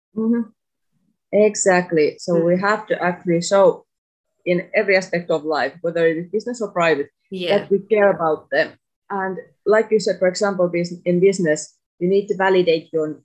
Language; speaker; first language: English; non-native, fluent; Finnish